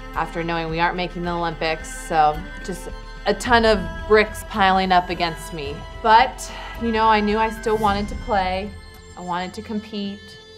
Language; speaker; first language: English; native; English